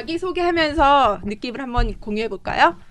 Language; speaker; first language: Korean; native; Korean